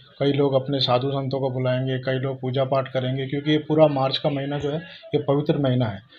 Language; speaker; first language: Hindi; non-native, local second language; Sindhi